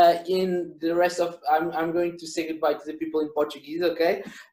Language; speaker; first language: English; non-native, fluent; Portuguese